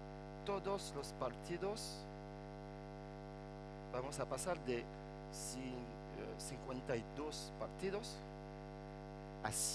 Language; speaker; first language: Spanish; non-native, fluent; French